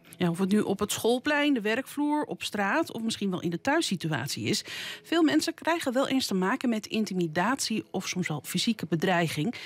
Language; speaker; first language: Dutch; native; Dutch